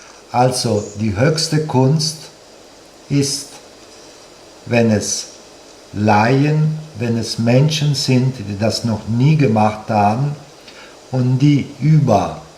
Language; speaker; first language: German; non-native, fluent; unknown